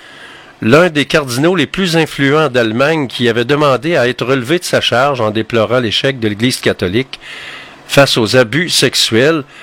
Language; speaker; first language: French; native; French